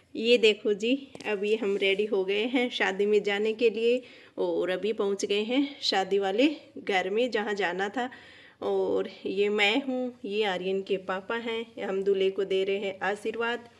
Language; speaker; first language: Hindi; native; Hindi